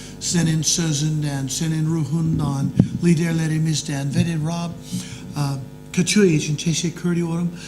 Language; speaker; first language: Turkish; non-native, learner; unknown